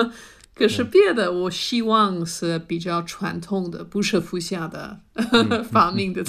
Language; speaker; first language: Chinese; non-native, fluent; English